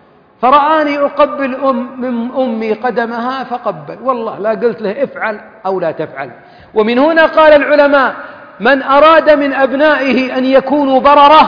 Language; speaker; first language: Arabic; native; Arabic